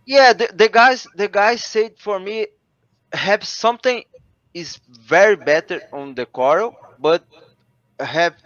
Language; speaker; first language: English; non-native, learner; Portuguese